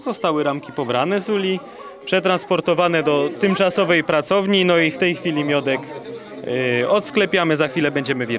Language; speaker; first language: Polish; native; Polish